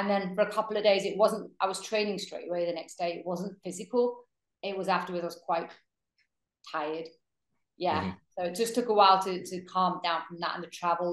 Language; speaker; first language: English; native; English